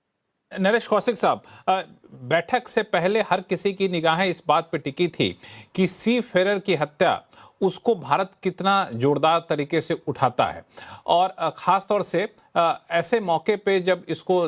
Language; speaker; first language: Hindi; native; Hindi